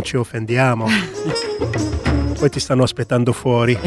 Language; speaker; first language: Italian; native; Italian